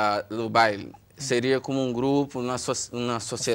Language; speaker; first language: Catalan; non-native, learner; Portuguese